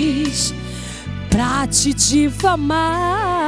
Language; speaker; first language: Portuguese; native; Portuguese